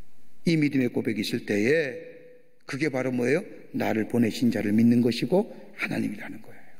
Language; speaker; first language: Korean; native; Korean